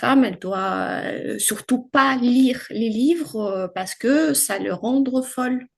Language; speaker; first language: French; non-native, fluent; Ukrainian